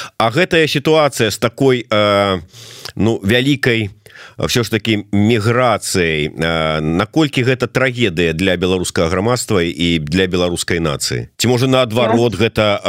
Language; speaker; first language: Belarusian; non-native, local second language; Russian